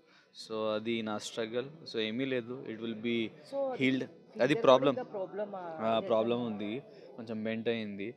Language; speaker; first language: Telugu; non-native, local second language; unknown